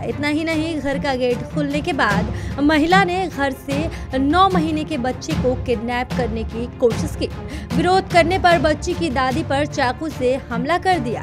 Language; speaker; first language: Hindi; native; Hindi